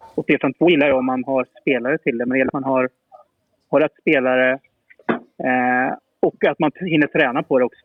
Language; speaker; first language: Swedish; native; Swedish